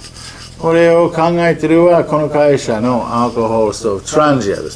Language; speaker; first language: Japanese; non-native, fluent; English